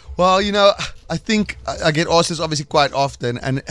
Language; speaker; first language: English; non-native, local second language; Afrikaans